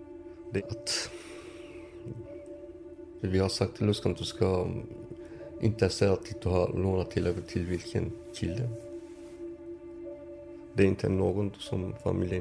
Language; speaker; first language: Swedish; early bilingual, other home language; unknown